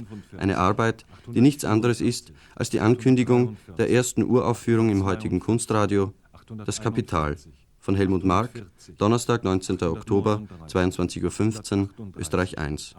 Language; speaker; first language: German; native; German